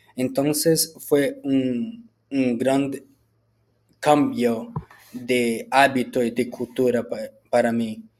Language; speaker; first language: Spanish; early bilingual, heritage; Portuguese